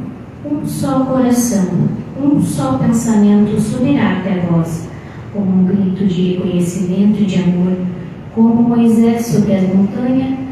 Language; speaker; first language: Portuguese; native; Portuguese